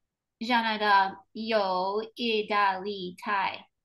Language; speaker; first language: Chinese; non-native, learner; English